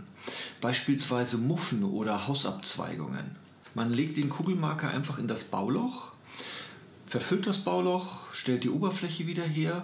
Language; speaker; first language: German; native; German